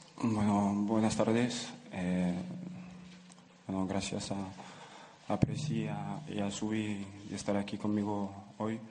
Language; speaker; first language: Spanish; non-native, fluent; French